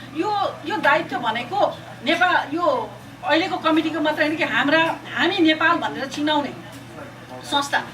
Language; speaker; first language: Nepali; native; Nepali